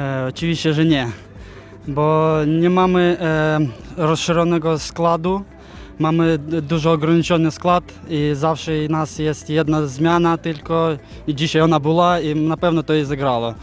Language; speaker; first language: Polish; non-native, learner; Ukrainian